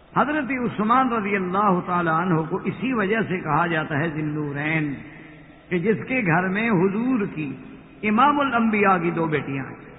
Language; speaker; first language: Urdu; native; Urdu